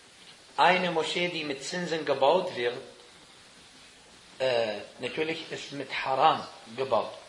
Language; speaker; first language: German; non-native, fluent; Arabic